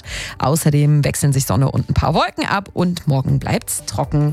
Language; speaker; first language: German; native; German